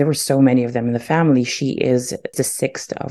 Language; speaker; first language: English; non-native, local second language; German